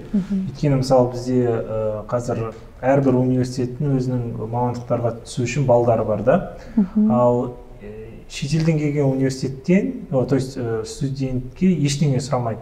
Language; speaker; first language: Kazakh; early bilingual, other home language; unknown